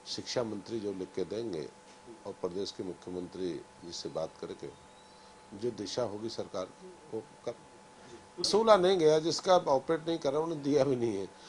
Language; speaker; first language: Hindi; native; Hindi